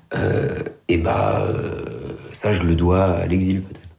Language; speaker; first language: French; native; French